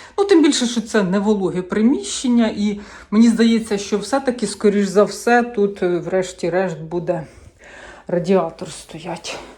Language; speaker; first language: Ukrainian; non-native, local second language; Russian